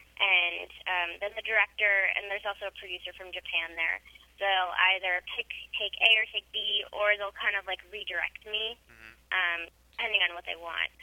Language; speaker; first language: English; native; English